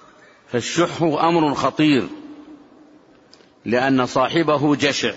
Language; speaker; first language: Arabic; native; Arabic